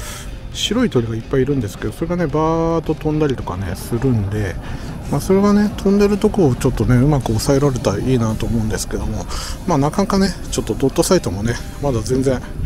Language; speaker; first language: Japanese; native; Japanese